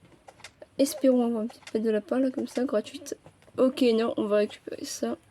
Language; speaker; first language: French; native; French